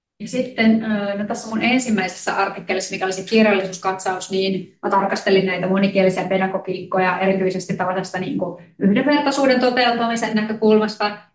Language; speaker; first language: Finnish; native; Finnish